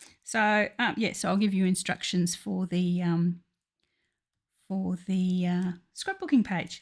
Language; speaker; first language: English; native; English